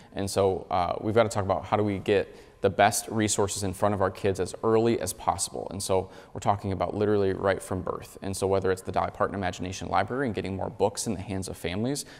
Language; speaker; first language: English; native; English